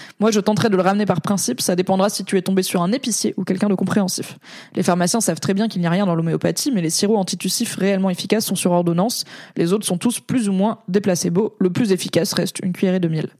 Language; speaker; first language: French; native; French